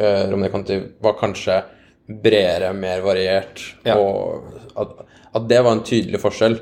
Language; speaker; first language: Norwegian; native; Norwegian